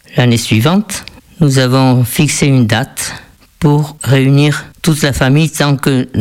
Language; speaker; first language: French; early bilingual, other home language; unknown